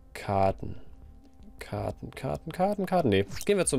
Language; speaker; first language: German; native; German